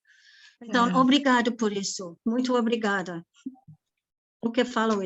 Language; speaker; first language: Portuguese; non-native, learner; English